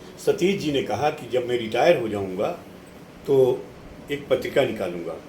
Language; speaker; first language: Hindi; native; Hindi